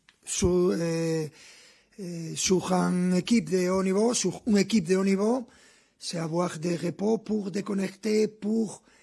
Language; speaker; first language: French; non-native, fluent; Spanish